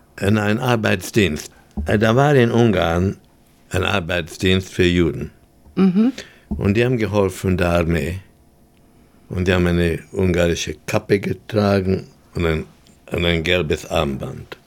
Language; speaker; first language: German; early bilingual, heritage; German